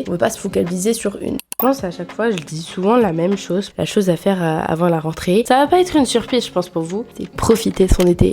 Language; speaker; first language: French; native; French